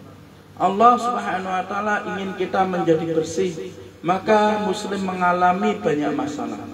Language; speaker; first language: Indonesian; native; Indonesian